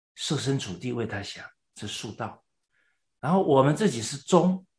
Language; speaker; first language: Chinese; native; Chinese